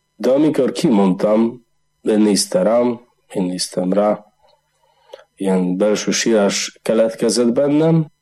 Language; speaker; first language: Hungarian; non-native, learner; Polish